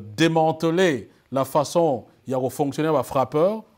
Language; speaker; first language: French; non-native, local second language; Lingala